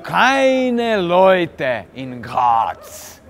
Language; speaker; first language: German; non-native, learner; Slovenian